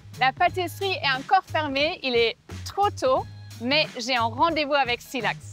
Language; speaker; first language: French; non-native, fluent; German